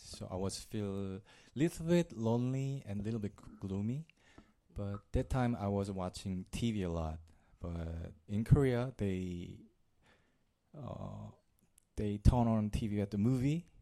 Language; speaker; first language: English; non-native, learner; Korean